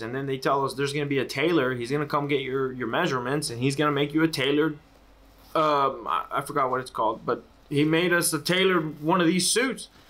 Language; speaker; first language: English; early bilingual, other home language; Spanish